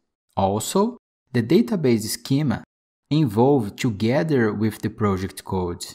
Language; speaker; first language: English; non-native, fluent; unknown